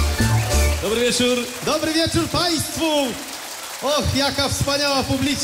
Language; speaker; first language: Polish; native; Polish